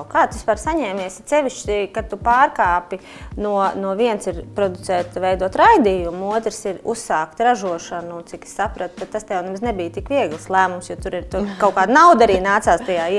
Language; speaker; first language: Latvian; native; Latvian